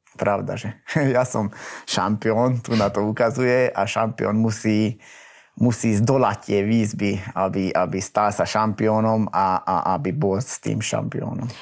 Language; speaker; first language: Slovak; native; Slovak